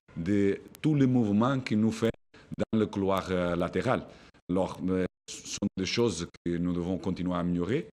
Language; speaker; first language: French; non-native, fluent; Portuguese